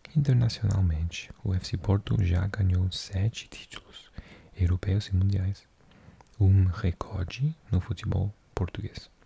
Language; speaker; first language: Portuguese; non-native, learner; English